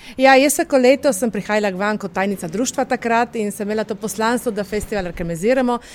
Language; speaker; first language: Slovenian; native; Slovenian